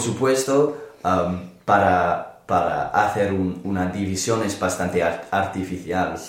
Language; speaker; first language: Spanish; non-native, learner; English